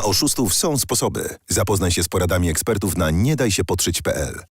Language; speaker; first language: Polish; native; Polish